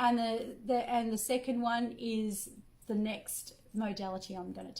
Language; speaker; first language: English; native; English